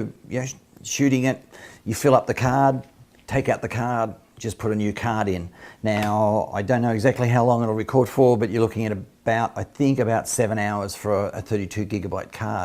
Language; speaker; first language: English; native; English